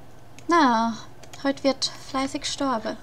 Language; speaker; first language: German; native; German